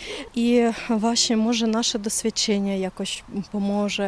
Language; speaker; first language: Polish; non-native, learner; Ukrainian